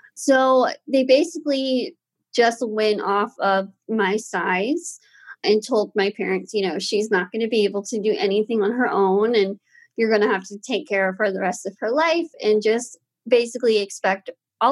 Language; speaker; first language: English; native; English